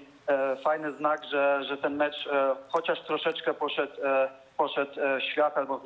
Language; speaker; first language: Polish; early bilingual, heritage; Polish